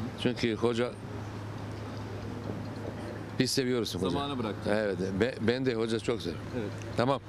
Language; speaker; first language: Turkish; non-native, learner; Bosnian